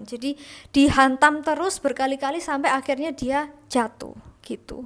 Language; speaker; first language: Indonesian; native; Indonesian